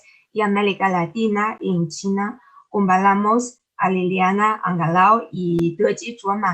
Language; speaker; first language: Spanish; non-native, fluent; Chinese